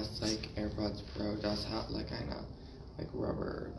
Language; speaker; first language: German; non-native, learner; English